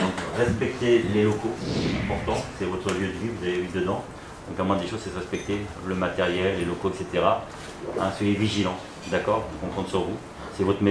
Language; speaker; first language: French; native; French